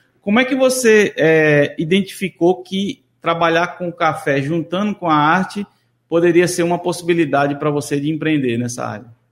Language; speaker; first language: Portuguese; native; Portuguese